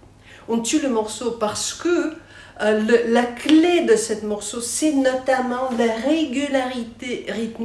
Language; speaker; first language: French; non-native, fluent; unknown